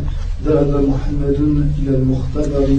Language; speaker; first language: Arabic; non-native, learner; French